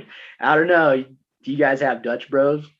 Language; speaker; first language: English; native; English